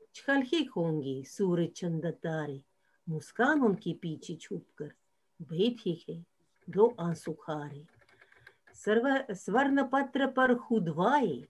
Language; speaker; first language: Hindi; non-native, fluent; Russian